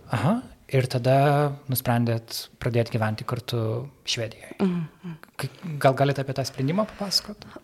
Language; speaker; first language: Lithuanian; native; Lithuanian